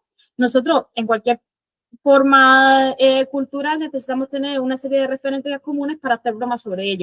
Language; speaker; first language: Spanish; native; Spanish